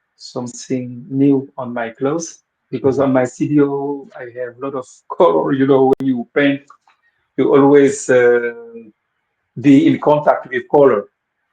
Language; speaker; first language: English; non-native, fluent; Wolof